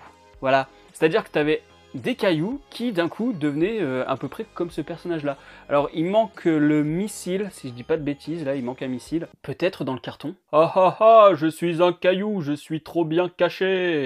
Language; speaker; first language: French; native; French